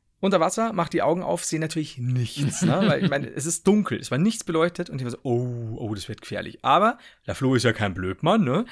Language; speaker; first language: German; native; German